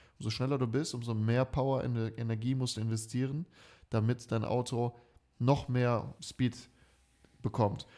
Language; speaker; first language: German; native; German